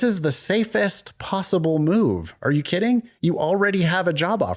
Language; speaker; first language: English; native; English